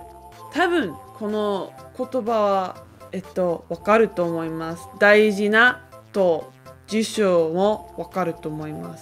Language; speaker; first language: Japanese; non-native, learner; English